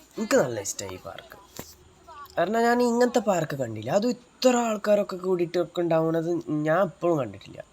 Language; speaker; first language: Malayalam; early bilingual, heritage; Malayalam